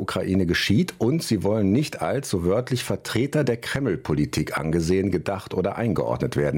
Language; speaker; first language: German; native; German